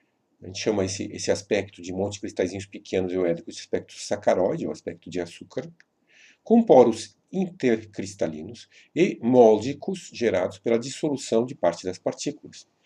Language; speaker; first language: Portuguese; native; Portuguese